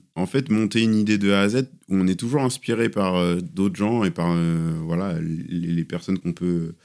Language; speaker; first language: French; native; French